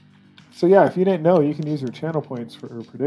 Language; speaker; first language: English; native; English